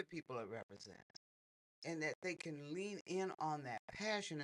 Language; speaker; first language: English; native; English